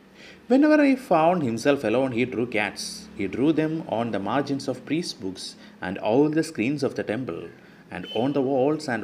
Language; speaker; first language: English; non-native, local second language; Malayalam